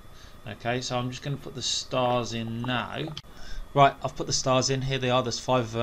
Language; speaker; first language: English; native; English